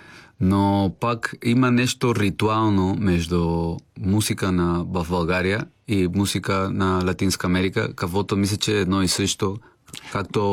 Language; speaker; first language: Bulgarian; non-native, learner; Spanish